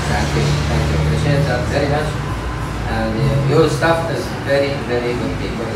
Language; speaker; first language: English; non-native, fluent; Arabic